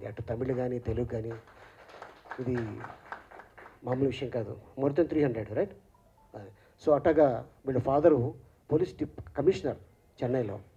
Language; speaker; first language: Telugu; native; Telugu